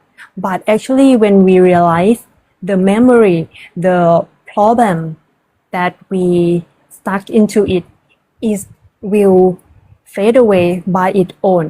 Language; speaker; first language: English; non-native, learner; Thai